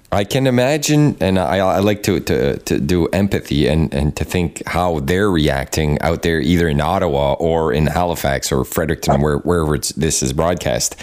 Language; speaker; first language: English; non-native, local second language; French